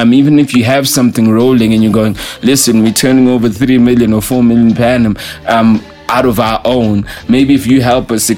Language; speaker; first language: English; non-native, local second language; Zulu